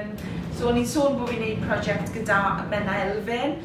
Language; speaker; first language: Welsh; native; Welsh